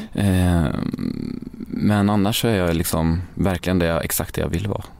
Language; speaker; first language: Swedish; native; Swedish